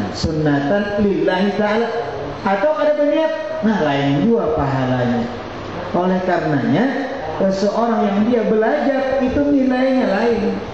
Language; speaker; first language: Malay; non-native, local second language; Banjar